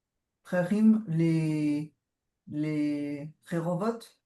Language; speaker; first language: Hebrew; non-native, learner; French